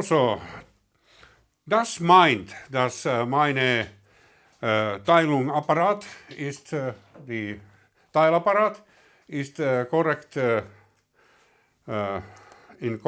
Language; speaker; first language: German; non-native, learner; Finnish